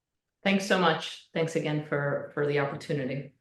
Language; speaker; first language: English; native; English